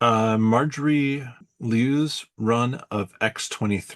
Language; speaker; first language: English; native; English